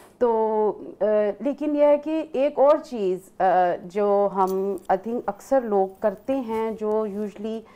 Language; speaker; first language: Urdu; native; Urdu